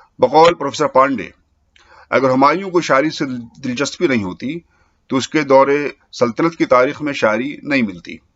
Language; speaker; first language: Urdu; native; Urdu